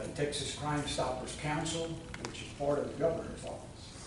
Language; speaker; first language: English; native; English